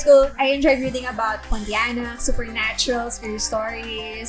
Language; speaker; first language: English; non-native, local second language; Filipino